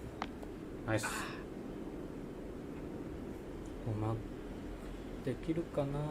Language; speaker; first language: Japanese; non-native, learner; Chinese